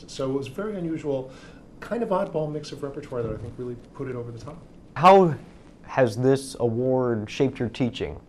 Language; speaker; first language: English; native; English